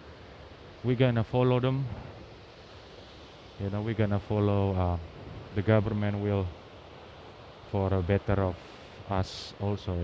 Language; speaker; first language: English; non-native, learner; Indonesian